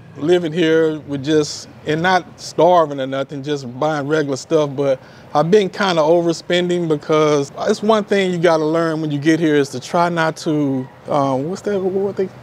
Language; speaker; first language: English; native; English